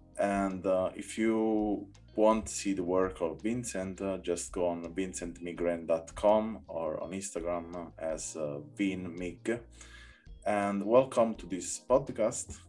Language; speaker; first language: English; non-native, learner; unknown